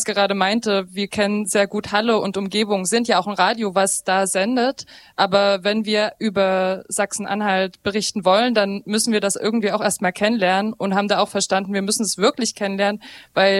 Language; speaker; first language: German; native; German